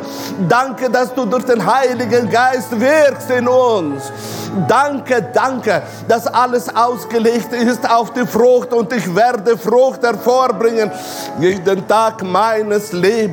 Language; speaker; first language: German; non-native, fluent; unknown